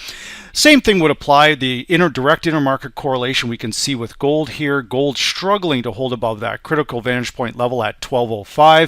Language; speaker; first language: English; native; English